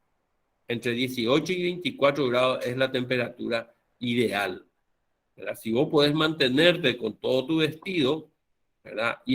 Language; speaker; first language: Spanish; native; Spanish